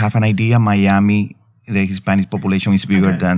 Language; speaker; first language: English; non-native, fluent; Spanish